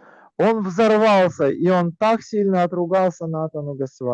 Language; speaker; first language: Russian; native; Russian